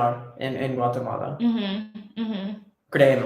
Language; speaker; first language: Spanish; non-native, learner; English